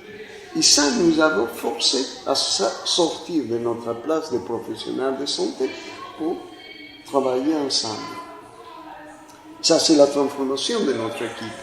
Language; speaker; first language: French; non-native, fluent; Spanish